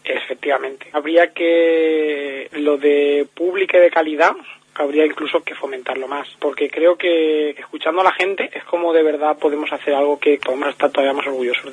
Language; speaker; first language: Spanish; native; Spanish